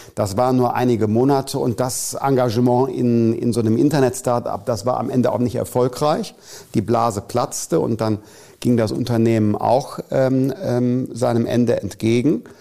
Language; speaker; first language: German; native; German